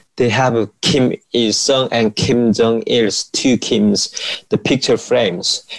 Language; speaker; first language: English; non-native, fluent; Korean